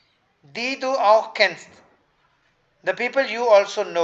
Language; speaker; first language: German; non-native, fluent; Hindi